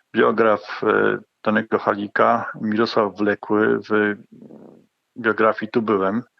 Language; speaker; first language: Polish; native; Polish